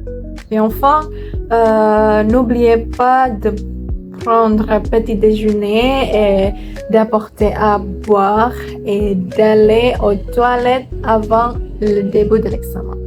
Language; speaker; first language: French; non-native, learner; Indonesian